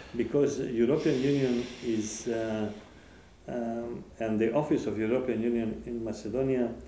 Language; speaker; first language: English; non-native, fluent; Macedonian